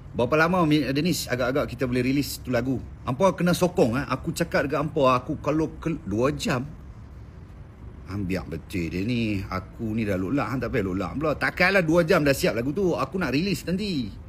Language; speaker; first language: Malay; native; Malay